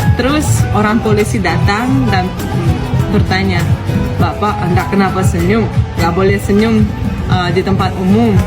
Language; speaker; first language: Indonesian; non-native, fluent; Russian